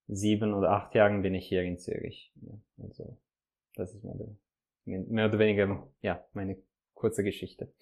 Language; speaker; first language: German; non-native, fluent; Italian